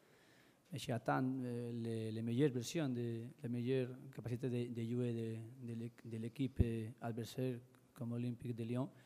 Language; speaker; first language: French; non-native, fluent; Spanish